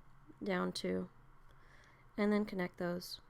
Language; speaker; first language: English; native; English